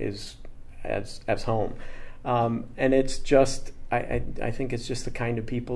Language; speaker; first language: English; native; English